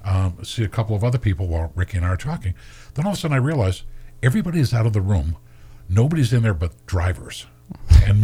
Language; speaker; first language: English; native; English